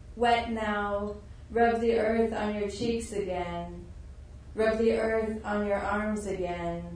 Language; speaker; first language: English; native; English